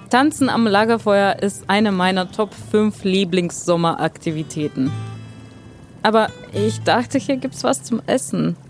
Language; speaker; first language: German; non-native, fluent; Bulgarian